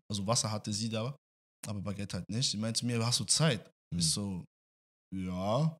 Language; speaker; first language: German; non-native, fluent; French